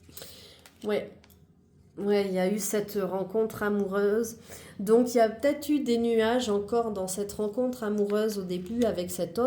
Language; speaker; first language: French; native; French